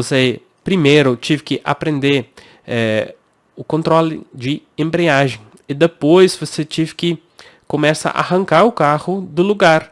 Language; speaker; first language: Portuguese; non-native, fluent; English